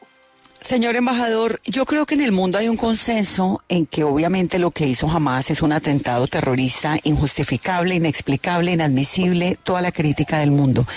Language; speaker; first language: Spanish; native; Spanish